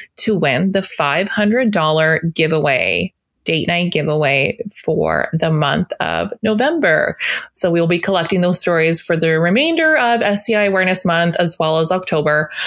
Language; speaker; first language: English; native; English